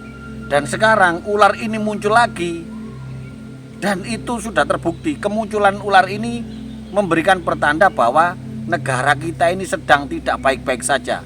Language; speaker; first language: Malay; non-native, local second language; Javanese